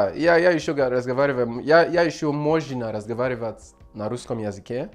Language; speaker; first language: Russian; non-native, learner; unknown